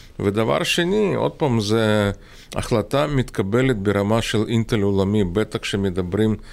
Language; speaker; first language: Hebrew; non-native, fluent; Russian